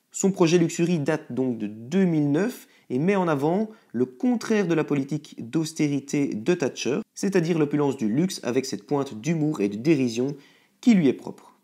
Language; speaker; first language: French; native; French